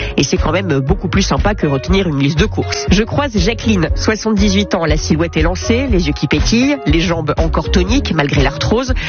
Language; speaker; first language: French; native; French